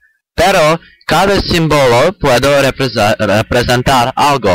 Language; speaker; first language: Spanish; non-native, learner; English